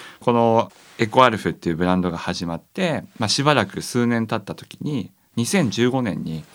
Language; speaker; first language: Japanese; native; Japanese